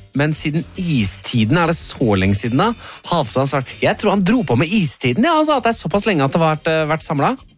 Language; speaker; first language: Norwegian; native; Norwegian